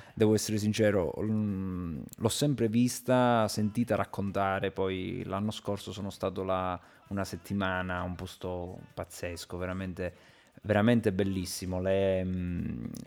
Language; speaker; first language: Italian; native; Italian